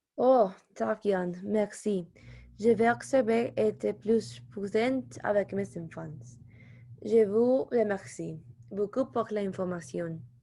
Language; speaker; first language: French; non-native, learner; Spanish